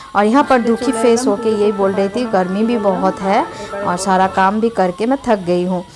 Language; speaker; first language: Hindi; non-native, local second language; Bangla